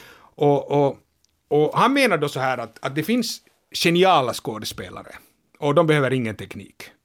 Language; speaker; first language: Swedish; native; Swedish